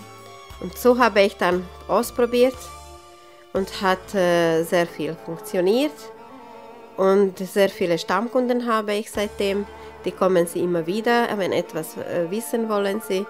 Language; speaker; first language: German; non-native, local second language; Serbian